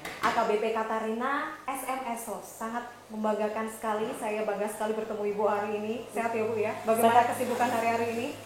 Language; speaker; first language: Indonesian; native; Indonesian